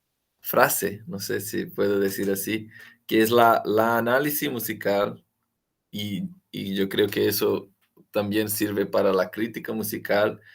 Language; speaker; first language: Spanish; non-native, fluent; Portuguese